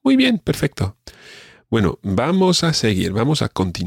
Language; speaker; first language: Spanish; non-native, fluent; English